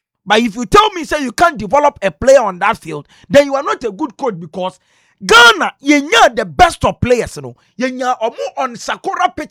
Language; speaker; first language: English; non-native, local second language; Akan